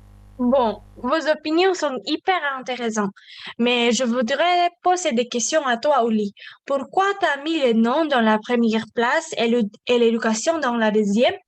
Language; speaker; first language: French; non-native, learner; Indonesian